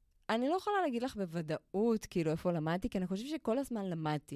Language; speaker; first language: Hebrew; non-native, fluent; Spanish